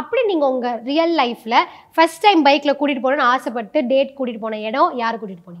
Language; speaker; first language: Tamil; native; Tamil